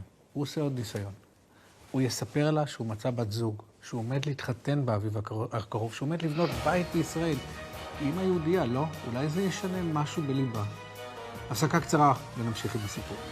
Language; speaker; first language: Hebrew; native; Hebrew